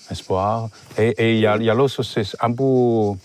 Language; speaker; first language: French; non-native, learner; Chinese